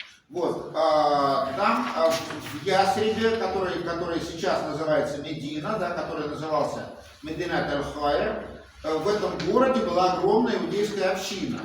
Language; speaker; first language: Russian; native; Russian